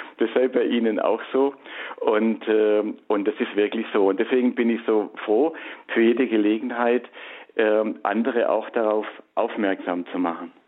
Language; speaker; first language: German; native; German